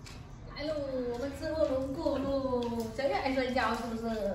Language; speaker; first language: Chinese; native; Chinese